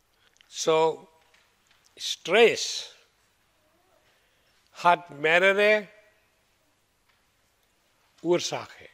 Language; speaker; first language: German; non-native, learner; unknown